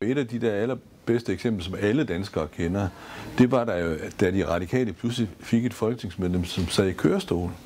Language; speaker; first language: Danish; native; Danish